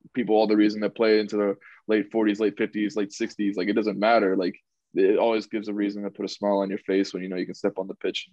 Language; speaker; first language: English; native; English